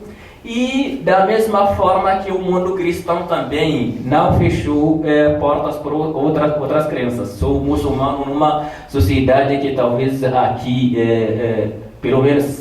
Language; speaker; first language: Portuguese; non-native, fluent; Tamasheq